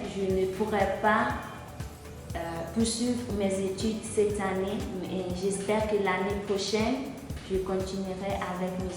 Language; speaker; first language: French; non-native, fluent; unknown